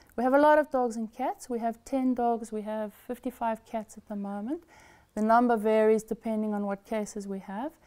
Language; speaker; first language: English; native; English